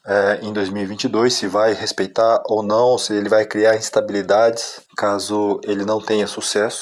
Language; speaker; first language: Portuguese; native; Portuguese